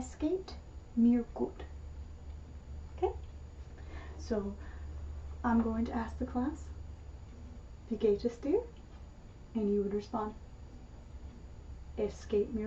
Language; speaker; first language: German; non-native, learner; English